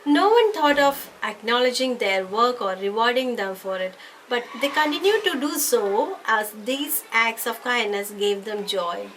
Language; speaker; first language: English; non-native, local second language; Malayalam